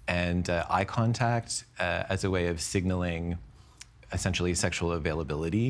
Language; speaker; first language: English; native; English